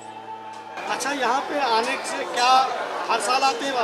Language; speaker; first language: Hindi; native; Hindi